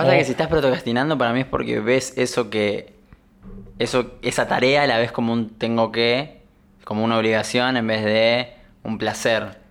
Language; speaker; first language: Spanish; native; Spanish